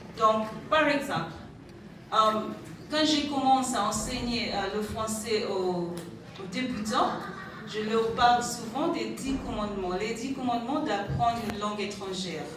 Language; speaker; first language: French; non-native, fluent; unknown